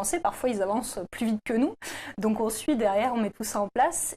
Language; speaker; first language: French; native; French